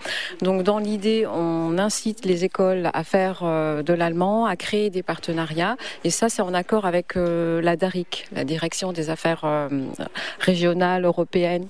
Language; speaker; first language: French; native; French